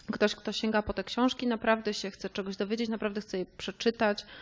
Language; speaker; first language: Polish; native; Polish